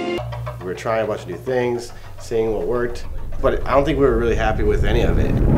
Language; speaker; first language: English; native; English